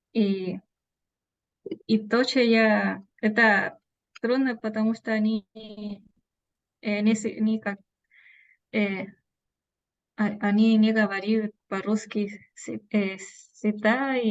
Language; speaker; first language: Russian; non-native, learner; Spanish